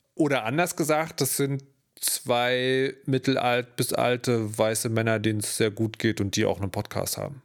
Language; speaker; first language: German; native; German